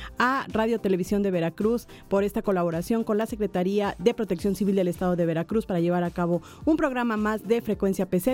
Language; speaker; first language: Spanish; native; Spanish